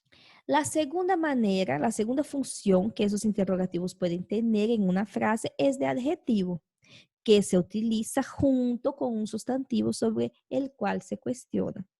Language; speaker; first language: Spanish; non-native, fluent; Portuguese